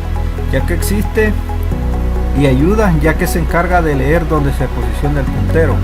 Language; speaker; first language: Spanish; native; Spanish